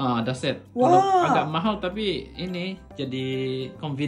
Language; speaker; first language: Indonesian; native; Indonesian